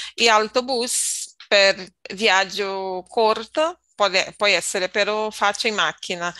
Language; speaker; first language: Italian; non-native, learner; Portuguese